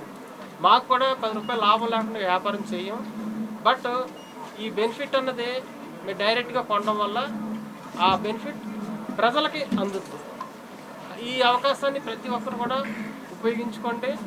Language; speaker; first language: Telugu; native; Telugu